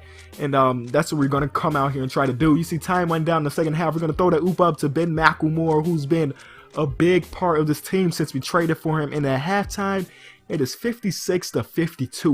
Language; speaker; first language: English; native; English